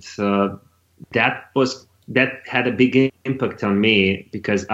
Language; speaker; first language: English; non-native, fluent; Russian